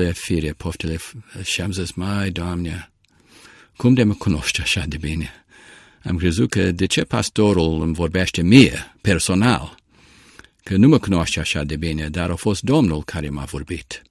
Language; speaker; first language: Romanian; early bilingual, heritage; Romanian